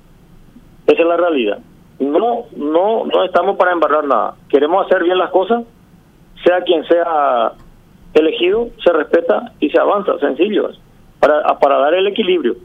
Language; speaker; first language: Spanish; native; Spanish